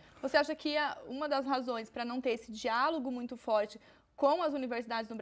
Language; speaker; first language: Portuguese; native; Portuguese